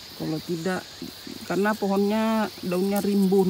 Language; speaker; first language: Indonesian; native; Indonesian